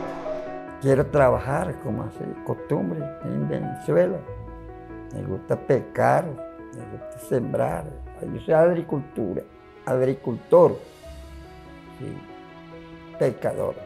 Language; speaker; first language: Spanish; non-native, local second language; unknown